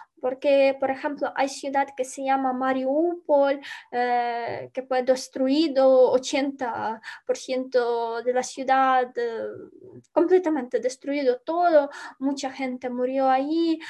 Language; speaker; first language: Spanish; non-native, learner; Ukrainian